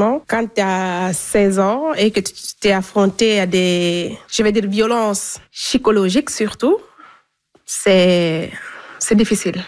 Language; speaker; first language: French; non-native, local second language; Fula